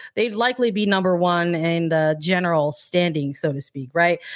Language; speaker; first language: English; native; English